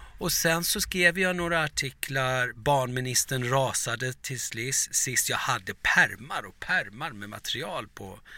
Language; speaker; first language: Swedish; early bilingual, other home language; Turoyo